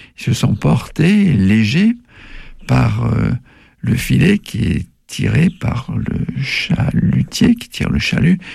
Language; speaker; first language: French; native; French